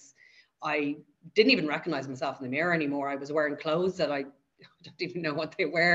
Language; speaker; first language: English; native; English